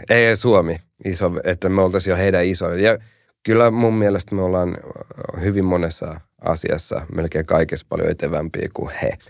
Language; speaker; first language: Finnish; early bilingual, heritage; Finnish